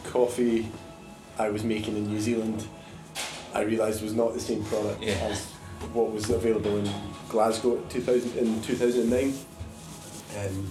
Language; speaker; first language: English; native; English